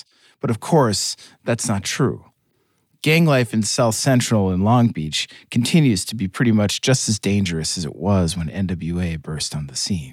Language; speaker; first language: English; native; English